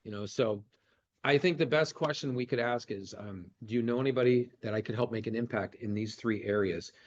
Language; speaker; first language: English; native; English